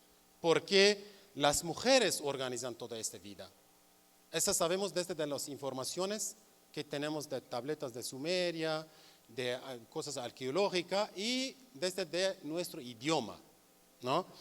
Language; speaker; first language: Spanish; non-native, learner; Kurdish